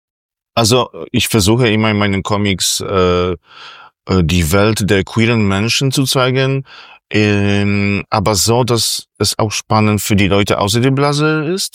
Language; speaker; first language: German; non-native, fluent; Polish